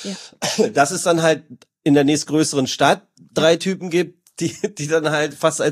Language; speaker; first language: German; native; German